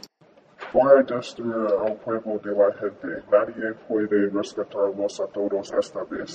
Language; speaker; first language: Spanish; non-native, learner; English